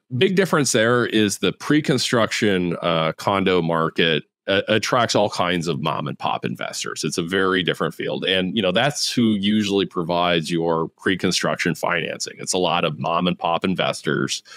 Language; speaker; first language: English; native; English